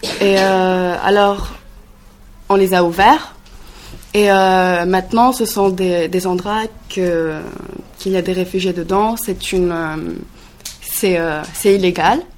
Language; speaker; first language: French; non-native, learner; Greek